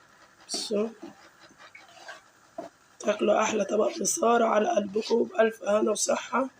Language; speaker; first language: Arabic; native; Arabic